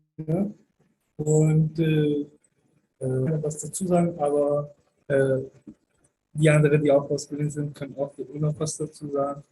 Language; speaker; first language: German; early bilingual, other home language; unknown